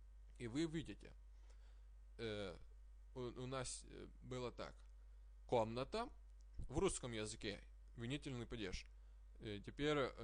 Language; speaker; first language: Russian; non-native, fluent; Lithuanian